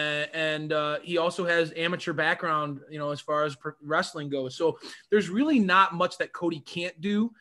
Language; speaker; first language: English; native; English